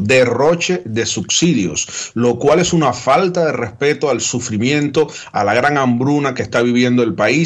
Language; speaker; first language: Spanish; native; Spanish